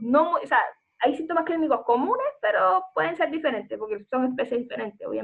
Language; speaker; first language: Spanish; native; Spanish